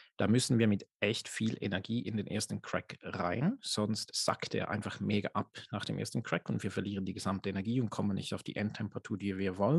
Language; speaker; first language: German; native; German